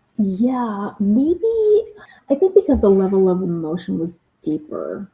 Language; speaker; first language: English; native; English